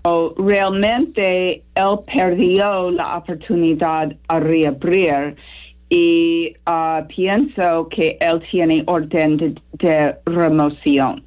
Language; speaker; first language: Spanish; non-native, fluent; English